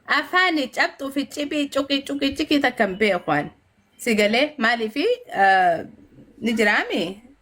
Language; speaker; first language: Oromo; early bilingual, heritage; Oromo